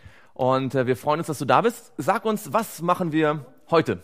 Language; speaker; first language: German; native; German